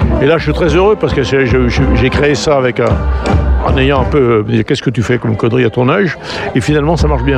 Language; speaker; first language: French; native; French